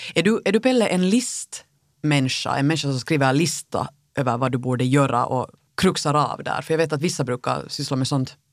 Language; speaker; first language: Swedish; native; Swedish